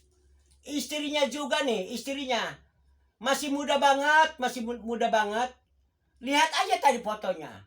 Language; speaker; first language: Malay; non-native, local second language; Javanese